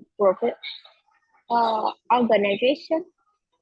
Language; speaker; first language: English; non-native, learner; Vietnamese